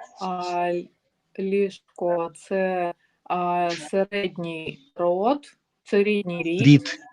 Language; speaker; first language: Ukrainian; non-native, learner; Russian